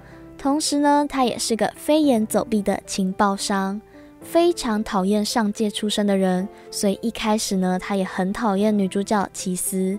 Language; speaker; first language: Chinese; native; Chinese